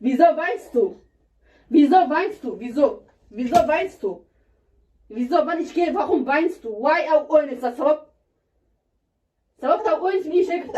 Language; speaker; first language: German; non-native, learner; Somali